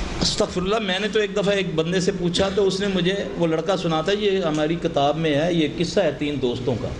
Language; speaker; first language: Urdu; non-native, local second language; Punjabi